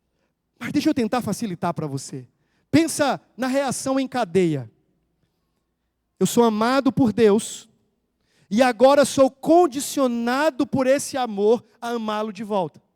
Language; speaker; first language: Portuguese; native; Portuguese